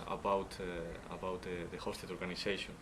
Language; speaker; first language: English; non-native, learner; Spanish